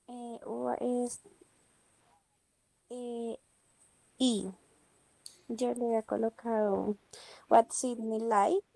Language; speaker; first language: English; non-native, learner; Spanish